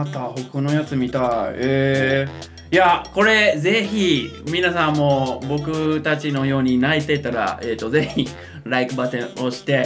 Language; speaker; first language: Japanese; non-native, fluent; English